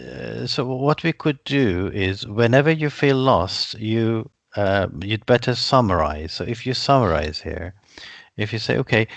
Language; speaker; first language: English; non-native, fluent; Persian